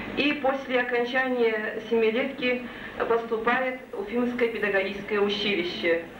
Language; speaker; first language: Russian; non-native, local second language; Tatar